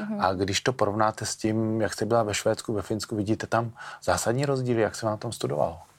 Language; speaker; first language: Czech; native; Czech